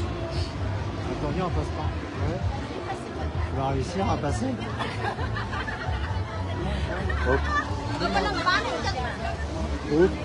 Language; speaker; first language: French; native; French